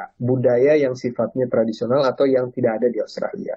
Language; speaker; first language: Indonesian; native; Indonesian